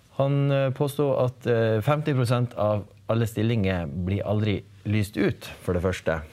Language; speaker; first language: Norwegian; native; Norwegian